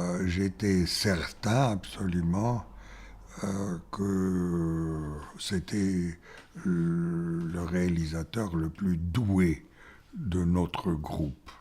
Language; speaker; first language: French; non-native, fluent; Bulgarian